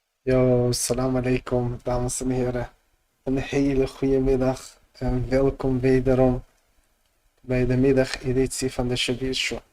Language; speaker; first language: Dutch; early bilingual, other home language; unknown